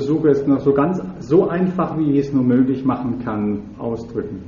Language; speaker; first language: German; native; German